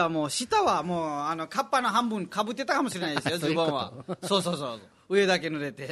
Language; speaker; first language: Japanese; non-native, fluent; Nepali